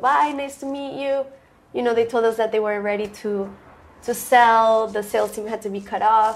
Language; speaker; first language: English; early bilingual, other home language; Spanish